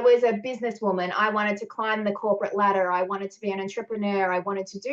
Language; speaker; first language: English; native; English